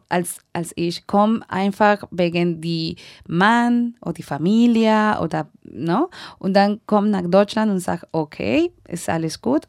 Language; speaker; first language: German; non-native, learner; Spanish